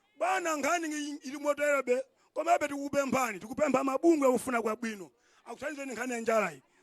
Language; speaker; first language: Nyanja; non-native, local second language; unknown